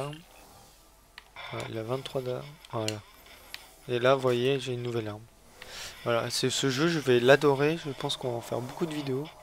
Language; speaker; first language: French; native; French